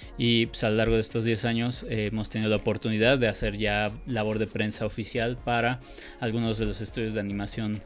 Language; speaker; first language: Spanish; native; Spanish